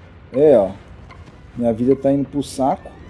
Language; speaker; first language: Portuguese; native; Portuguese